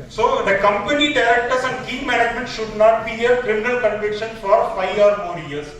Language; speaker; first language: English; non-native, local second language; Tamil